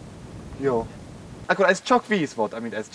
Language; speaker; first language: Hungarian; non-native, learner; English